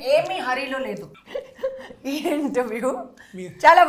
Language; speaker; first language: Telugu; non-native, learner; Hindi